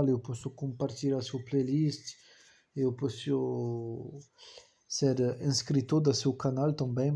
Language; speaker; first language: Portuguese; non-native, learner; French